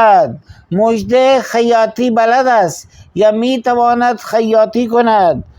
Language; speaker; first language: Persian; non-native, fluent; Urdu